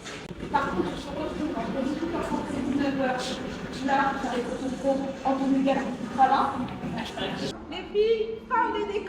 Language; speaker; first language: French; native; French